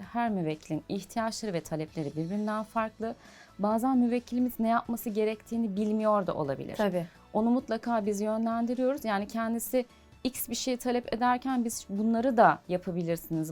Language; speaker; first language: Turkish; native; Turkish